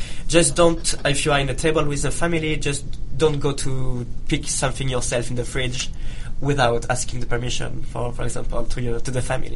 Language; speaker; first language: English; non-native, fluent; Italian